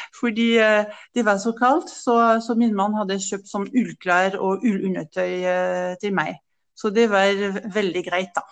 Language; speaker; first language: Norwegian; non-native, fluent; French